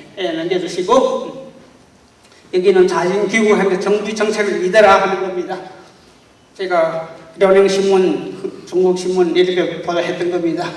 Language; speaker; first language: Korean; native; Korean